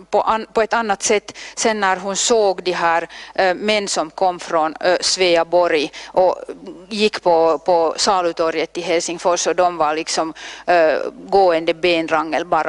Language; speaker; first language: Swedish; non-native, local second language; Finnish